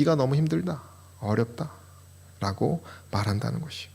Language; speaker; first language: Korean; native; Korean